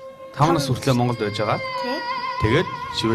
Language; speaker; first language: Mongolian; native; Mongolian